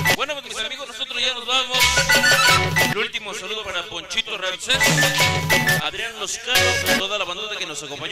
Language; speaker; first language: Spanish; native; Spanish